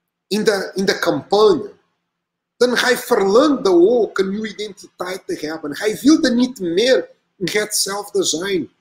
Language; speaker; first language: Dutch; non-native, learner; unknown